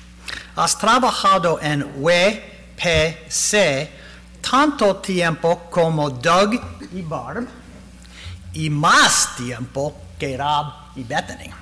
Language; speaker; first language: Spanish; non-native, learner; English